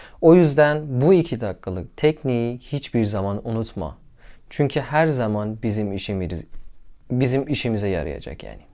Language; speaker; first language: Turkish; non-native, learner; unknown